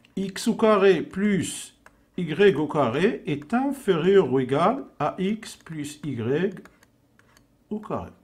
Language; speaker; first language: French; non-native, local second language; Arabic